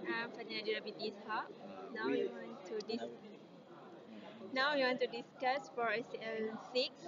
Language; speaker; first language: English; non-native, learner; Malay